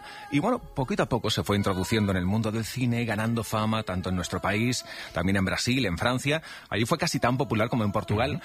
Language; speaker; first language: Spanish; native; Spanish